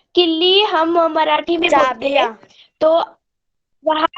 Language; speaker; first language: Hindi; non-native, local second language; Marathi